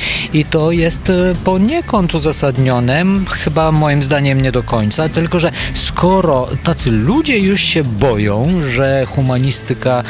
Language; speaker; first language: Polish; non-native, fluent; Bulgarian